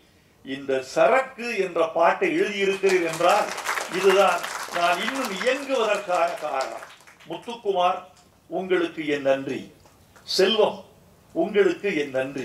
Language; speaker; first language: Tamil; native; Tamil